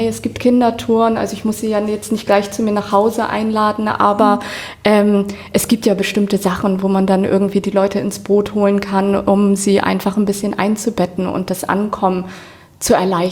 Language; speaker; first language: German; native; German